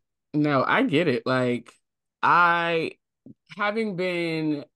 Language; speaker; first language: English; native; English